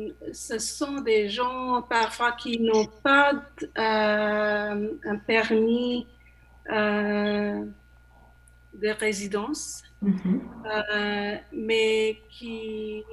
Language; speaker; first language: French; non-native, learner; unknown